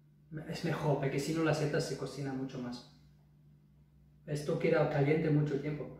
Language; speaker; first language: Spanish; non-native, fluent; German